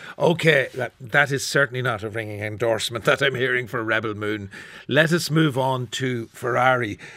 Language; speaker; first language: English; native; English